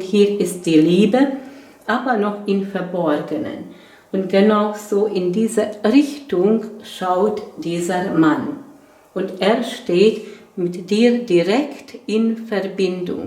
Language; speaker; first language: German; non-native, fluent; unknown